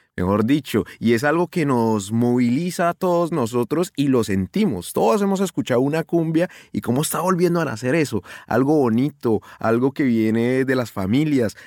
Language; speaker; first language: Spanish; native; Spanish